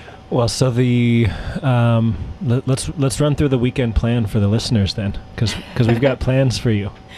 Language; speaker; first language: English; native; English